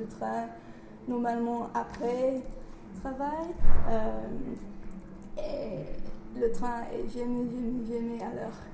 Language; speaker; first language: French; non-native, learner; English